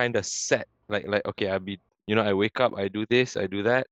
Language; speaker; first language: English; non-native, local second language; Malay